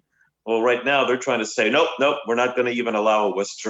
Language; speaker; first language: English; native; English